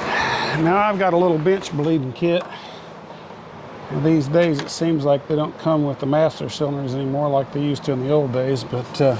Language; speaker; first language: English; native; English